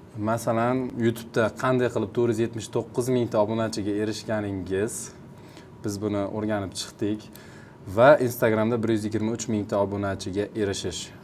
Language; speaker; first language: Uzbek; native; Uzbek